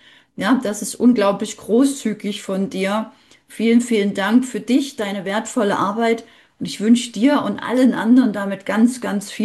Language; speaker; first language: German; native; German